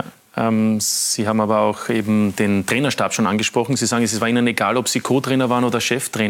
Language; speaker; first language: German; native; German